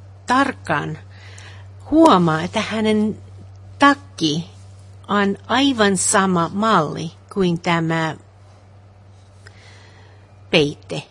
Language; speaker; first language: Finnish; non-native, learner; English